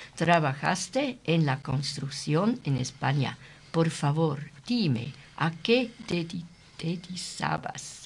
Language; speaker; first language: Spanish; non-native, learner; German